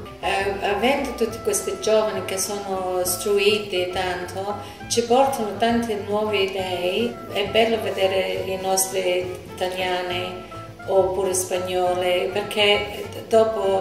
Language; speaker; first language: Italian; early bilingual, heritage; Italian